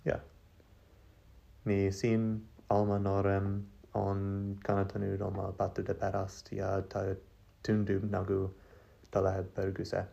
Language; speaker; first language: Estonian; non-native, learner; English